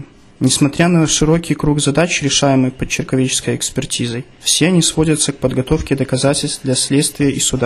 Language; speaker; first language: Russian; native; Russian